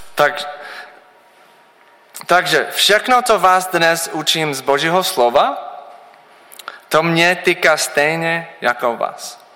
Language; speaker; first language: Czech; non-native, learner; English